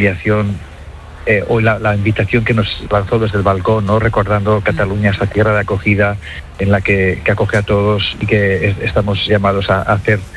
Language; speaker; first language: Spanish; native; Spanish